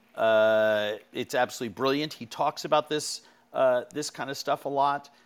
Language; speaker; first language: English; native; English